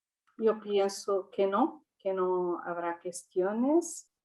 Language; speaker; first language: Spanish; non-native, fluent; Portuguese